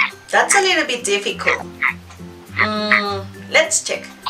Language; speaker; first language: English; non-native, fluent; Spanish